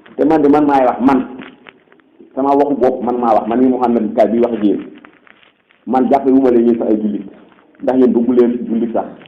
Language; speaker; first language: Wolof; non-native, local second language; Fula